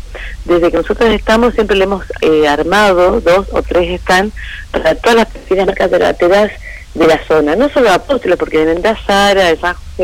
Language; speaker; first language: Spanish; native; Spanish